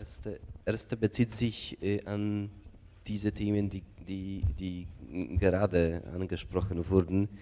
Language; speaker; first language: German; non-native, fluent; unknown